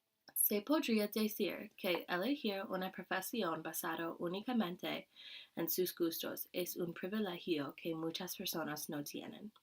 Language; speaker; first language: Spanish; non-native, learner; English